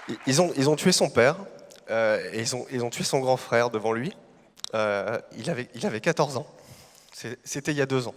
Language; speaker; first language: French; native; French